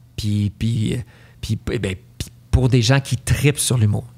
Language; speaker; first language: French; native; French